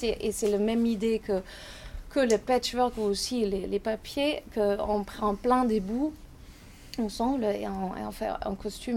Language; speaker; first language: French; non-native, fluent; German